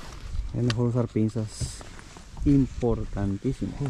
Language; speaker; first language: Spanish; native; Spanish